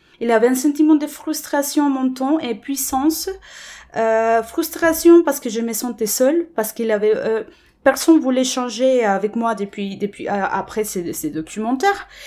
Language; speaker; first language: French; non-native, fluent; Spanish